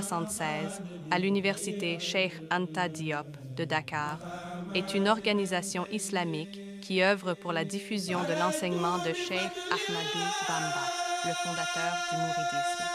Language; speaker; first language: French; non-native, local second language; Wolof